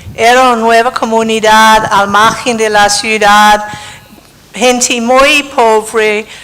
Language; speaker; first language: Spanish; non-native, fluent; English